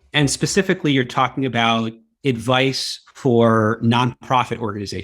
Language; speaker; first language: English; native; English